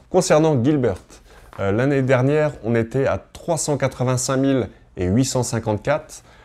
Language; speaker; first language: French; native; French